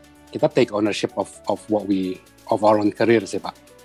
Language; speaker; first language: English; non-native, fluent; Indonesian